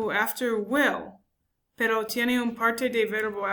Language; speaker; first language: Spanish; non-native, learner; English